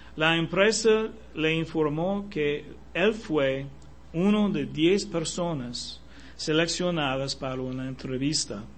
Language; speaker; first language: Spanish; non-native, fluent; English